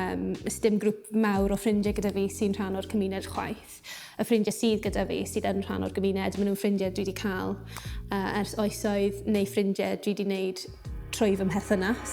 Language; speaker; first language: Welsh; native; Welsh